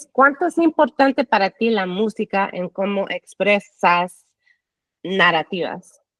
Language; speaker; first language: Spanish; early bilingual, heritage; English